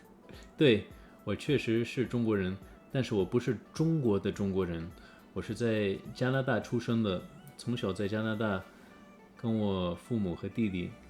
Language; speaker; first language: Chinese; early bilingual, heritage; English